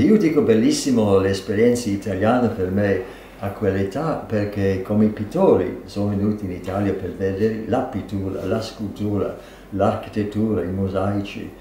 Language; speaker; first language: Italian; non-native, fluent; English